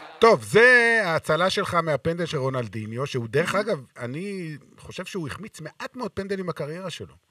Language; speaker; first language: Hebrew; native; Hebrew